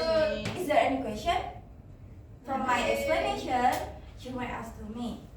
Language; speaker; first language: English; non-native, learner; Indonesian